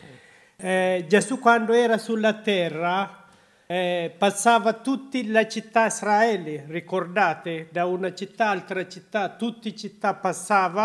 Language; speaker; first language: Italian; non-native, learner; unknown